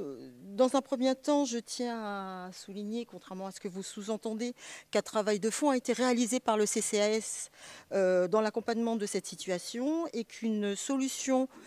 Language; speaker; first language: French; native; French